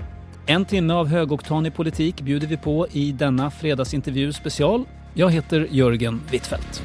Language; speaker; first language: Swedish; native; Swedish